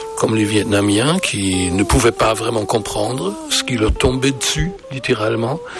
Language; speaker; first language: French; native; French